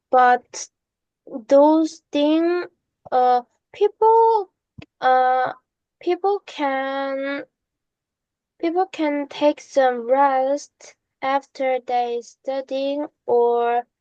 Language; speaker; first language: English; non-native, learner; Korean